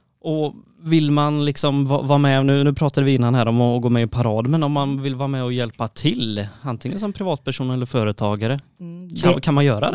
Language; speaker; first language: Swedish; native; Swedish